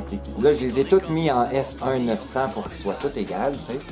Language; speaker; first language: French; native; French